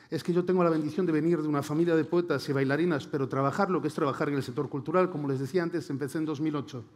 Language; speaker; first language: Spanish; native; Spanish